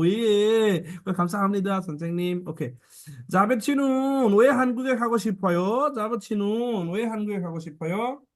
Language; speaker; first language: Korean; non-native, learner; Bangla